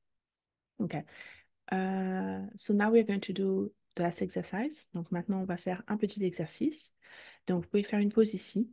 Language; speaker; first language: French; native; French